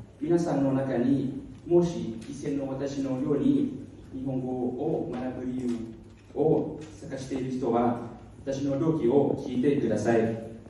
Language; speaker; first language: Japanese; non-native, learner; Hmong